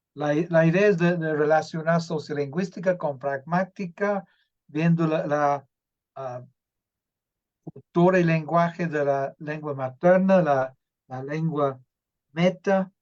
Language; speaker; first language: Spanish; non-native, fluent; English